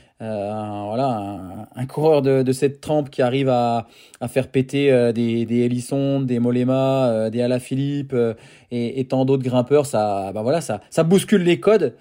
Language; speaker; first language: French; native; French